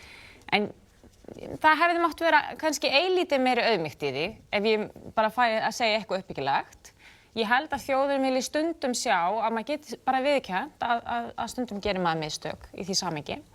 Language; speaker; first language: Icelandic; native; Icelandic